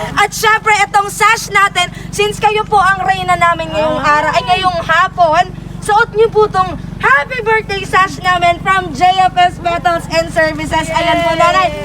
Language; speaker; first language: Filipino; non-native, local second language; Bikol